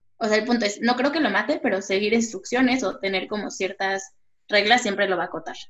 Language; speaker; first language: Spanish; native; Spanish